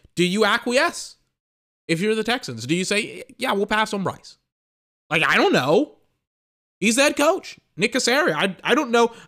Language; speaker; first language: English; native; English